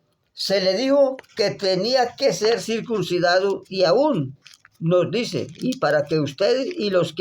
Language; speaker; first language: Spanish; native; Spanish